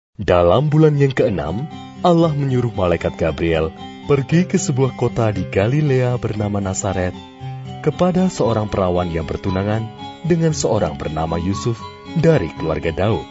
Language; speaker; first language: Indonesian; native; Indonesian